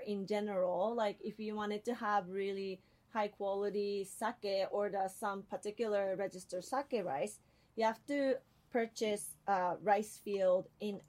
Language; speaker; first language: English; non-native, fluent; Japanese